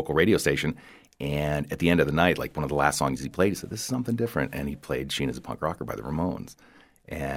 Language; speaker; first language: English; native; English